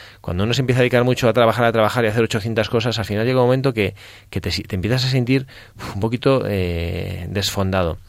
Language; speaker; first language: Spanish; native; Spanish